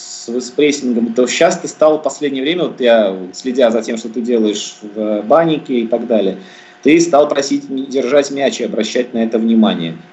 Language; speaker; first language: Russian; native; Russian